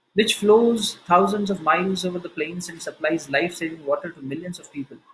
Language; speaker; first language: English; non-native, local second language; Hindi